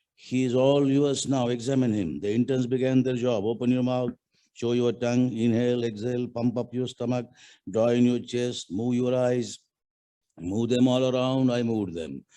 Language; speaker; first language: English; non-native, local second language; Marathi